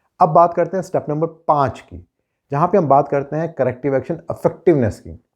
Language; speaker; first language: Hindi; native; Hindi